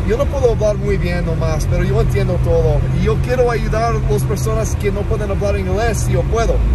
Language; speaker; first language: Spanish; non-native, learner; English